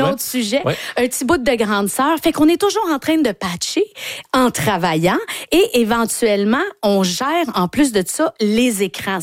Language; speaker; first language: French; native; French